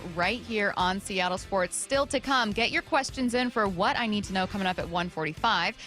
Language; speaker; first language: English; native; English